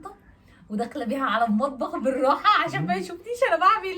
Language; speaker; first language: Arabic; native; Arabic